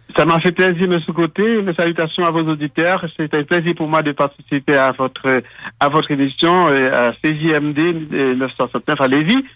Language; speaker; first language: French; non-native, local second language; Haitian Creole